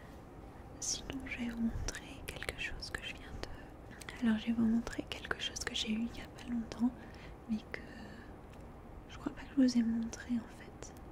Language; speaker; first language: French; early bilingual, heritage; French